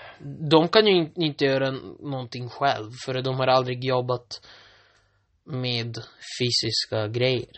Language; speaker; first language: Swedish; non-native, local second language; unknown